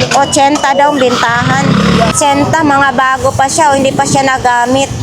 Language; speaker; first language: Filipino; non-native, local second language; Cebuano